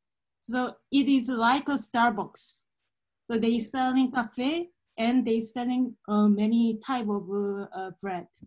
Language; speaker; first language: English; non-native, learner; Korean